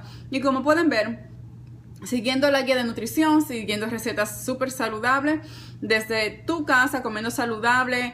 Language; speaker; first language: Spanish; native; Spanish